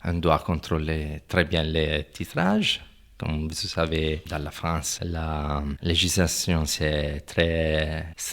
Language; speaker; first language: French; non-native, fluent; Italian